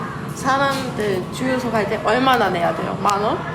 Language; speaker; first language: Korean; non-native, learner; German